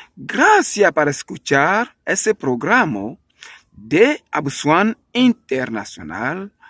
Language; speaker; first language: Spanish; non-native, learner; French